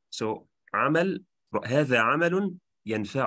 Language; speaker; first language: Arabic; non-native, fluent; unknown